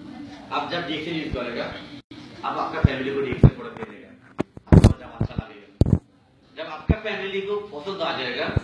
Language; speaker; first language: Hindi; non-native, learner; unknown